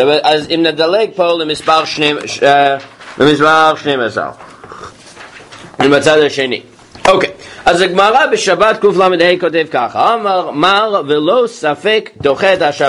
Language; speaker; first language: Hebrew; non-native, fluent; English